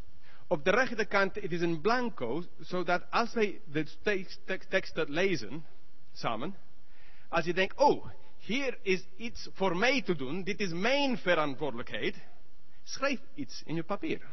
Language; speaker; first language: Dutch; non-native, learner; English